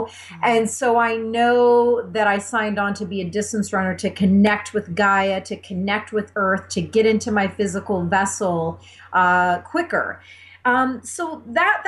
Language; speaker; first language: English; native; English